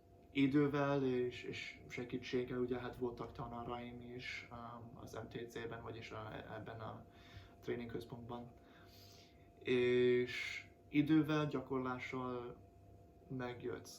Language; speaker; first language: Hungarian; non-native, fluent; English